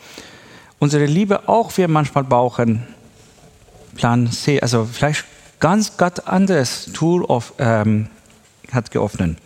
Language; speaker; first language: German; non-native, learner; Persian